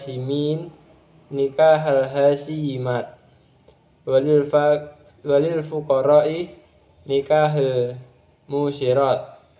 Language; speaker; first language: Arabic; non-native, learner; Indonesian